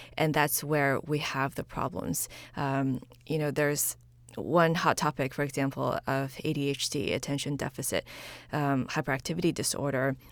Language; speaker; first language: English; early bilingual, other home language; Chinese